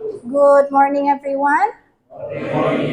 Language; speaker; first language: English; non-native, fluent; Indonesian